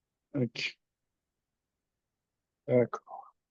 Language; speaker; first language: French; non-native, fluent; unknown